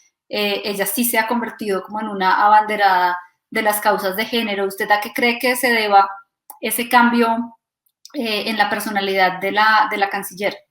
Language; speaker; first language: Spanish; native; Spanish